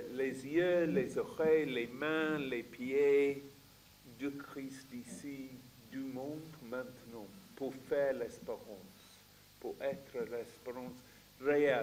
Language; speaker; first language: French; non-native, fluent; English